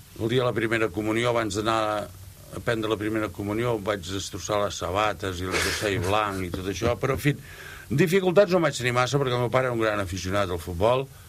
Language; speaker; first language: Catalan; native; Catalan